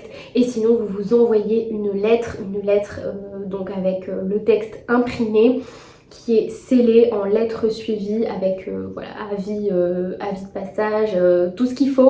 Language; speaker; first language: French; native; French